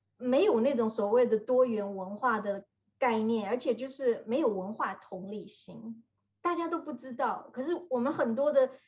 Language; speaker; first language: Chinese; native; Chinese